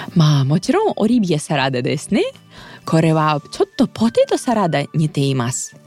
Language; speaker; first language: Japanese; non-native, fluent; Russian